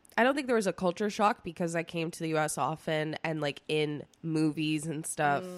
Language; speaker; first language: English; early bilingual, other home language; Spanish